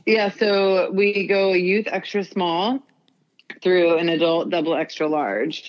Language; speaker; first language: English; native; English